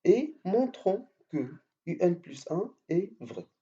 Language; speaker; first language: French; non-native, local second language; Arabic